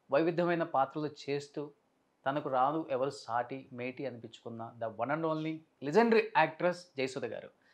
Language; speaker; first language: Telugu; native; Telugu